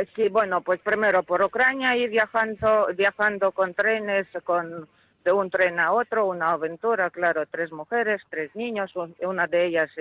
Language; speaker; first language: Spanish; non-native, fluent; Ukrainian